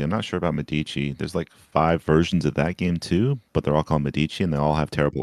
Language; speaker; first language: English; native; English